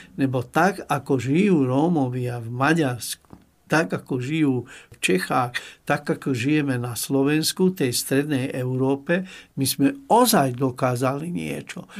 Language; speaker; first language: Slovak; non-native, local second language; Hungarian